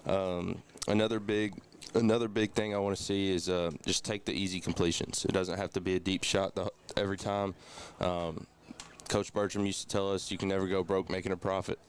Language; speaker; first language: English; native; English